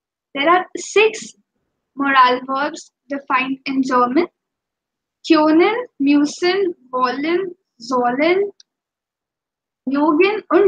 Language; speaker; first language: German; non-native, fluent; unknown